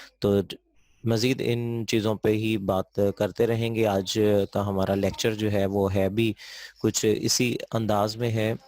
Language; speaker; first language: Urdu; non-native, local second language; Punjabi